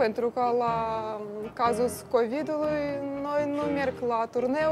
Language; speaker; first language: Romanian; non-native, learner; Russian